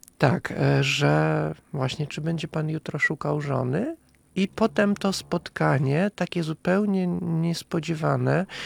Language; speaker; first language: Polish; non-native, fluent; Russian